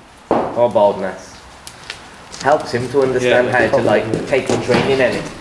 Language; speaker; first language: English; native; English